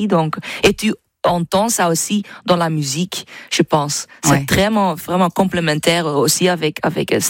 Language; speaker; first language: French; non-native, fluent; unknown